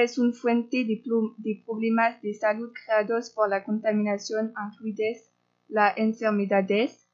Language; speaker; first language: Spanish; non-native, learner; French